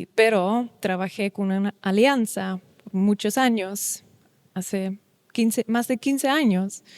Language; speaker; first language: Spanish; non-native, learner; Dutch